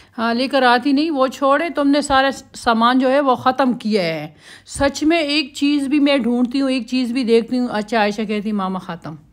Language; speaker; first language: Urdu; native; Urdu